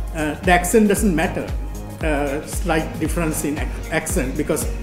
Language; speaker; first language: English; non-native, local second language; Sinhala